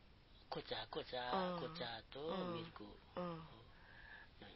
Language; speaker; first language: Japanese; non-native, learner; Nepali